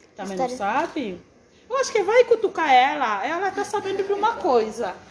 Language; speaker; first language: Portuguese; non-native, fluent; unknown